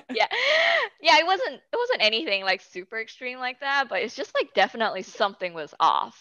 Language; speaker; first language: English; native; English